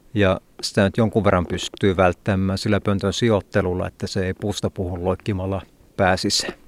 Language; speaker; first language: Finnish; native; Finnish